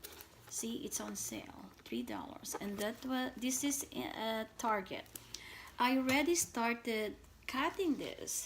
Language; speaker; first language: English; non-native, fluent; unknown